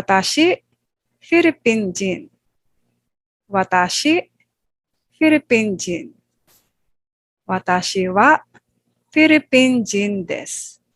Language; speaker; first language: Japanese; non-native, fluent; Filipino